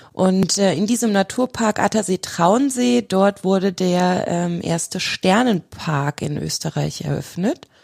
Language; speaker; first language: German; native; German